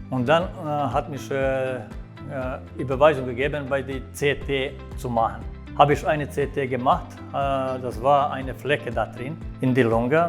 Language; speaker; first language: German; non-native, learner; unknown